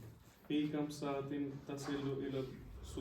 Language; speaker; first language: Arabic; non-native, learner; Urdu